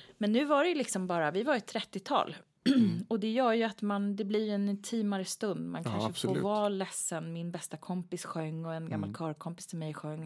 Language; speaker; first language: Swedish; native; Swedish